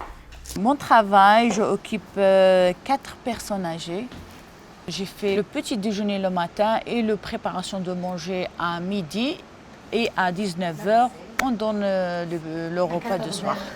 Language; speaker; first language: French; non-native, learner; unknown